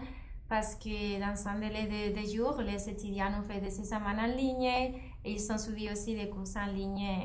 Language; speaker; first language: French; non-native, fluent; Spanish